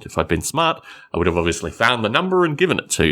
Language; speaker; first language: English; native; English